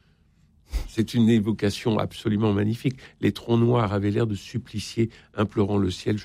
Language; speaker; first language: French; native; French